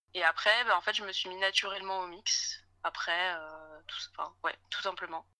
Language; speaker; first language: French; native; French